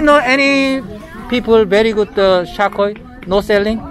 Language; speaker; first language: English; non-native, learner; Korean